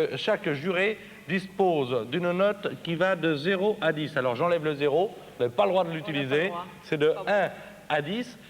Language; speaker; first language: French; native; French